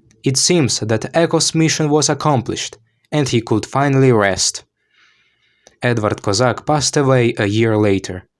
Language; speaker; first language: English; non-native, fluent; Ukrainian